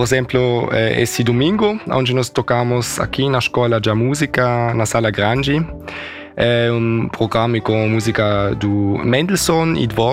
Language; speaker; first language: Portuguese; early bilingual, heritage; German